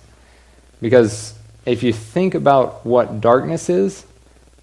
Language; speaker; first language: English; native; English